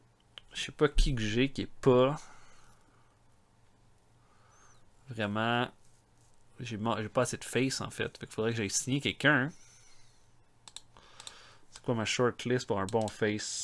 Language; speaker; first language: French; native; French